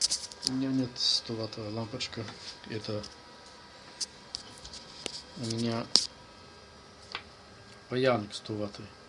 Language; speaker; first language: Russian; non-native, learner; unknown